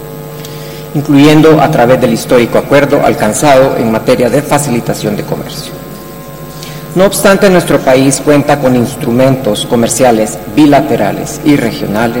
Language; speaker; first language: Spanish; native; Spanish